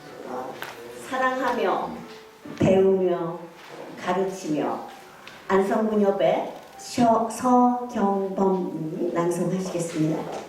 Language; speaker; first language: Korean; native; Korean